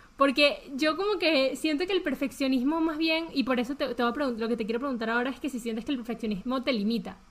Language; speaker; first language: Spanish; early bilingual, heritage; Spanish